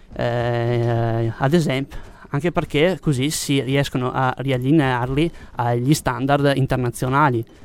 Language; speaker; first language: Italian; native; Italian